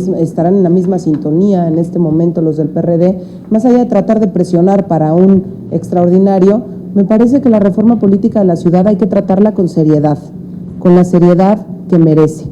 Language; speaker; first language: Spanish; native; Spanish